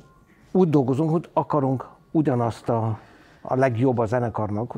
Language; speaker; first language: Hungarian; non-native, learner; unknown